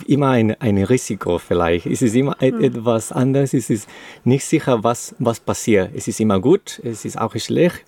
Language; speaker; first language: German; non-native, learner; Spanish